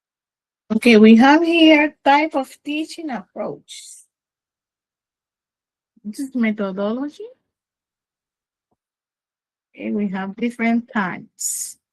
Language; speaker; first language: English; non-native, learner; Spanish